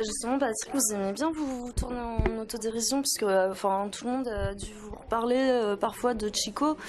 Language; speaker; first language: French; native; French